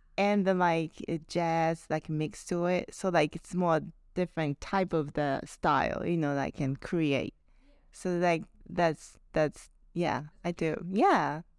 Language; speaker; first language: English; non-native, fluent; Japanese